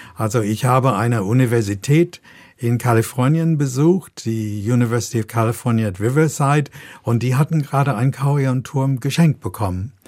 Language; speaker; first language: German; non-native, fluent; English